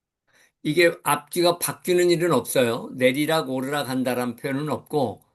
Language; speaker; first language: Korean; native; Korean